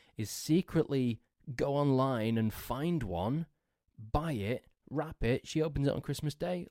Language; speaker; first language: English; native; English